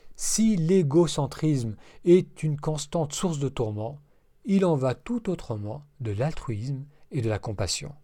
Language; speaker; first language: French; non-native, local second language; Arabic